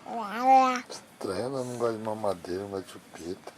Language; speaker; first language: Portuguese; native; Portuguese